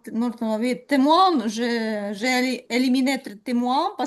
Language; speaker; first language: French; non-native, learner; Ukrainian